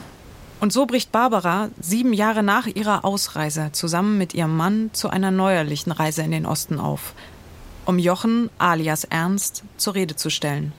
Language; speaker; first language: German; native; German